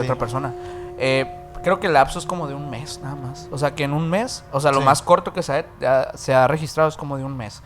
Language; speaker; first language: Spanish; native; Spanish